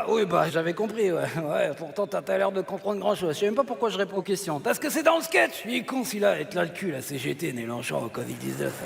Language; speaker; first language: French; native; French